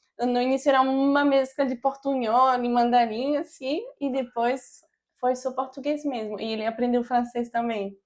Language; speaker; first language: Portuguese; non-native, fluent; French